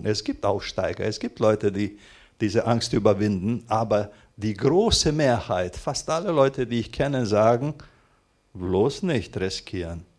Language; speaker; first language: German; non-native, fluent; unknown